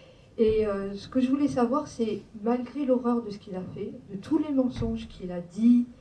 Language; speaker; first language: French; native; French